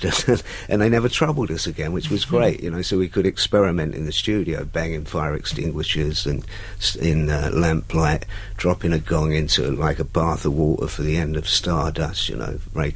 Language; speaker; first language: English; native; English